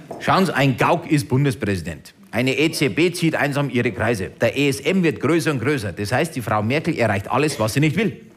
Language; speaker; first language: German; early bilingual, other home language; Turkish